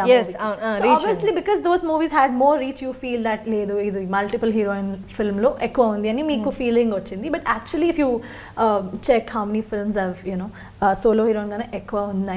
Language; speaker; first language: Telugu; non-native, local second language; Kannada